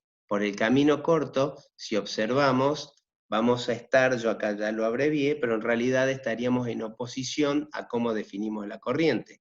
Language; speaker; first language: Spanish; native; Spanish